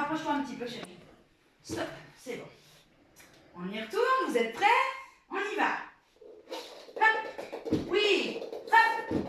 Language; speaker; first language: French; native; French